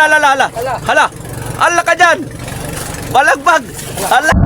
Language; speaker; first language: Filipino; native; Filipino